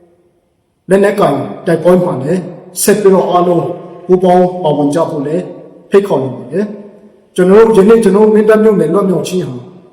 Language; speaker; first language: Burmese; non-native, local second language; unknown